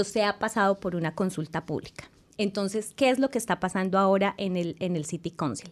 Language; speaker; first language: Spanish; native; Spanish